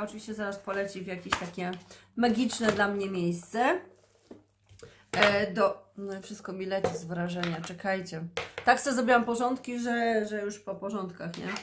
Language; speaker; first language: Polish; native; Polish